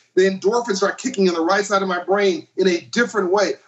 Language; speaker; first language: English; native; English